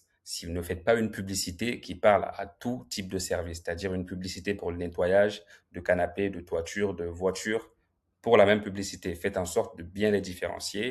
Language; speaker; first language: French; native; French